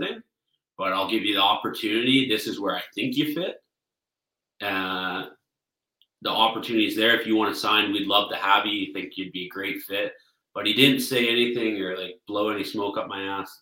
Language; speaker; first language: English; native; English